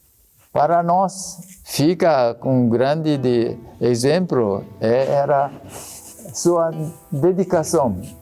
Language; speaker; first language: Portuguese; non-native, learner; Japanese